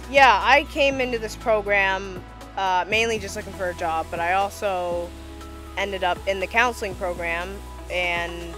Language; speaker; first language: English; native; English